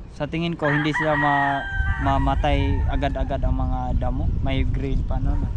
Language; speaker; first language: Filipino; native; Filipino